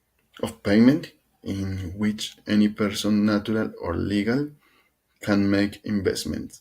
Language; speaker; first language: English; non-native, learner; Spanish